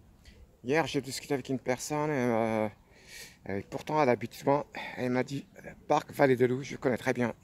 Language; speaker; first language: French; non-native, fluent; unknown